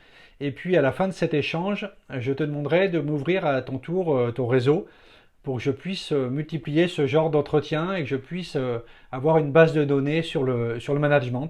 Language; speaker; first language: French; native; French